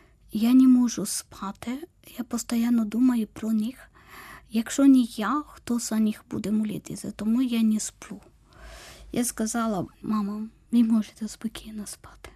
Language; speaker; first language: Ukrainian; non-native, learner; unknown